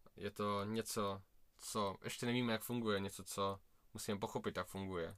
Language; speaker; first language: Czech; early bilingual, other home language; Russian